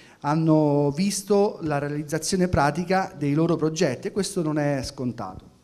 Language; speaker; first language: Italian; native; Italian